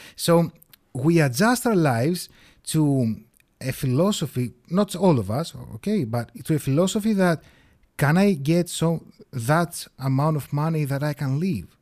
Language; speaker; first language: English; non-native, fluent; Greek